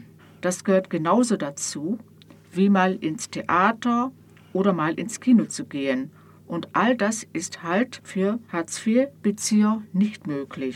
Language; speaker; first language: German; native; German